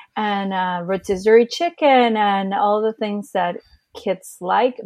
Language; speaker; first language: English; early bilingual, other home language; Spanish